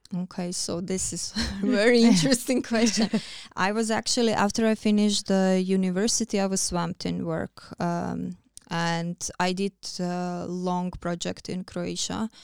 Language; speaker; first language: English; non-native, fluent; Croatian